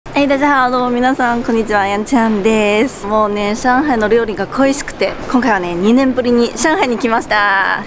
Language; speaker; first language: Japanese; non-native, fluent; Chinese